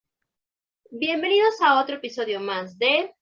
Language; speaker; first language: Spanish; native; Spanish